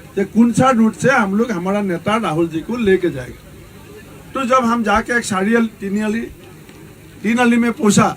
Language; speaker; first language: Hindi; non-native, local second language; Assamese